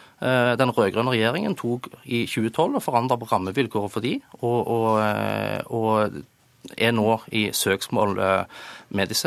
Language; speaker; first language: Norwegian; native; Norwegian